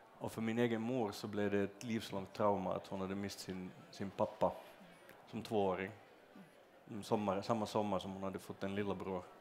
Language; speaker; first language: Swedish; native; Swedish